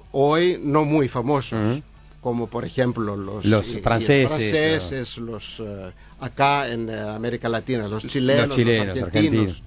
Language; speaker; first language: Spanish; non-native, learner; Greek